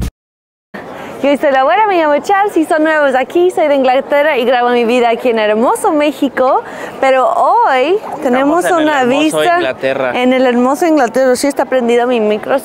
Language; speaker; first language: Spanish; non-native, fluent; English